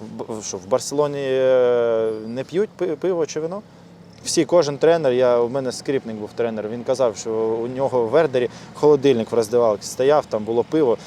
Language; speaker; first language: Ukrainian; non-native, local second language; Russian